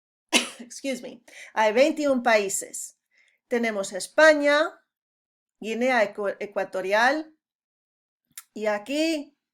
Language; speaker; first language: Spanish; non-native, fluent; English